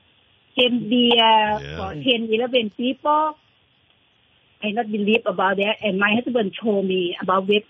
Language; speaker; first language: English; non-native, learner; Thai